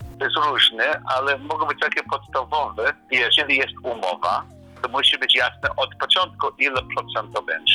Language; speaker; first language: Polish; non-native, learner; English